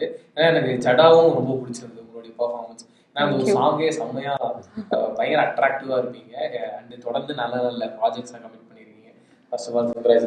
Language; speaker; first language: Tamil; native; Tamil